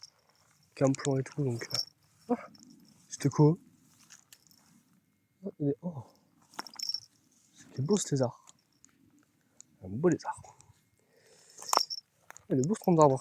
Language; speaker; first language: French; native; French